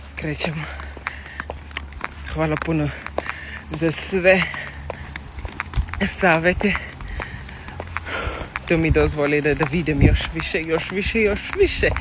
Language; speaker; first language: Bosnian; non-native, learner; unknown